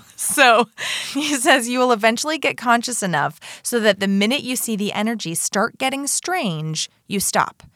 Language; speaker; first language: English; native; English